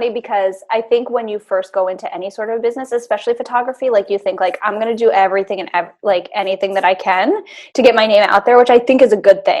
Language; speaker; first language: English; native; English